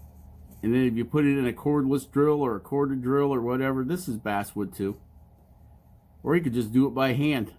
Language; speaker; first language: English; native; English